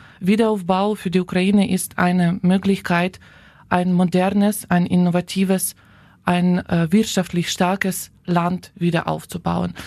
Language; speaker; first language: German; non-native, fluent; Ukrainian